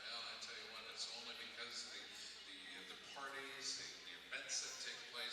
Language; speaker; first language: English; native; English